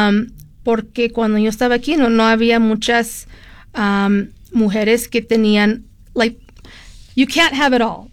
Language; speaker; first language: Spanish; early bilingual, heritage; Spanish